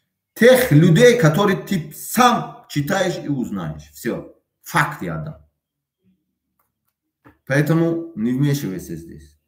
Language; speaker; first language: Russian; non-native, fluent; Tajik